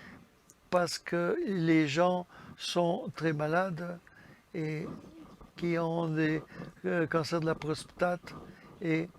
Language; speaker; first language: French; non-native, fluent; English